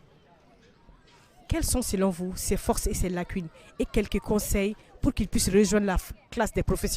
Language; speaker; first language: French; non-native, local second language; Bambara